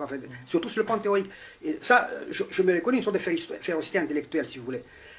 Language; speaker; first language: French; non-native, fluent; Romanian